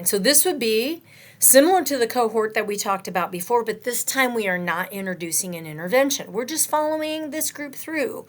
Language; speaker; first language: English; native; English